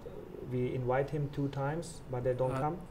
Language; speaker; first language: English; non-native, fluent; German